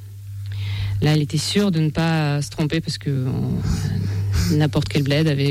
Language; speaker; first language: French; non-native, fluent; Russian